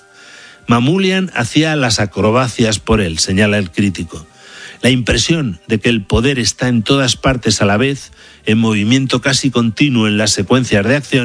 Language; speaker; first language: Spanish; native; Spanish